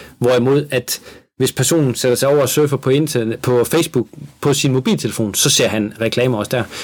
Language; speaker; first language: Danish; native; Danish